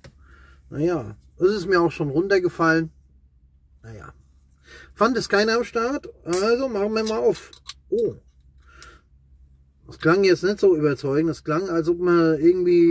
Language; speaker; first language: German; native; German